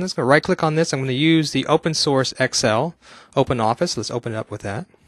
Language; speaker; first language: English; native; English